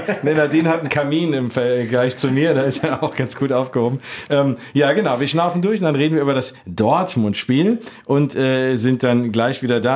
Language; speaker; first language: German; native; German